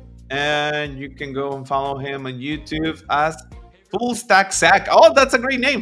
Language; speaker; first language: English; non-native, fluent; Spanish